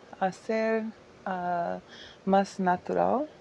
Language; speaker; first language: Spanish; non-native, learner; English